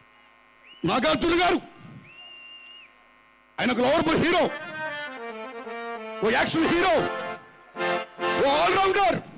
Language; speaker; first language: Telugu; native; Telugu